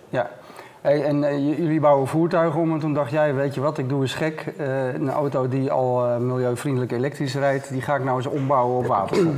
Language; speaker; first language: Dutch; native; Dutch